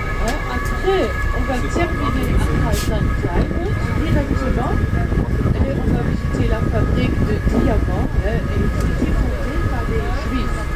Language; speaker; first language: French; non-native, fluent; Dutch